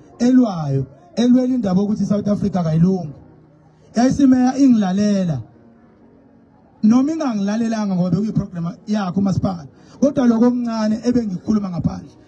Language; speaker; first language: Zulu; native; Zulu